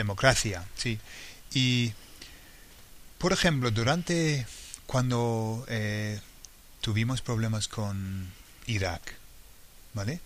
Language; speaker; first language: Spanish; non-native, fluent; English